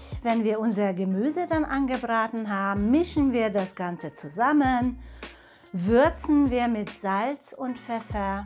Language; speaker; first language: German; non-native, fluent; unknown